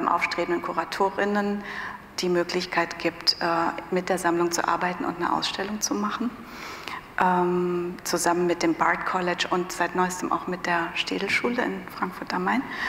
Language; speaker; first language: German; native; German